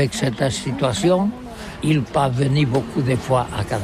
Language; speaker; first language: French; non-native, learner; Catalan